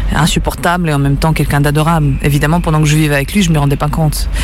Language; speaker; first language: French; early bilingual, other home language; Serbian